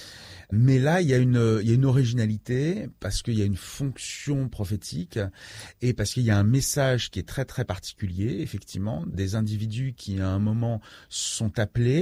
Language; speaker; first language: French; native; French